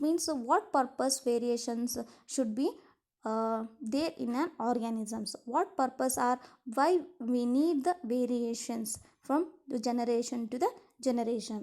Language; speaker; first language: English; non-native, local second language; Kannada